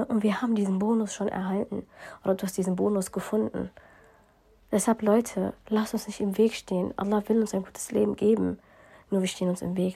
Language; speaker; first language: German; early bilingual, other home language; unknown